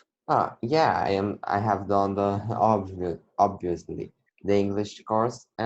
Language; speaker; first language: English; non-native, learner; Portuguese